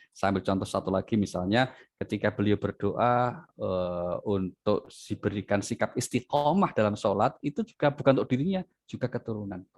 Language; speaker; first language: Indonesian; native; Indonesian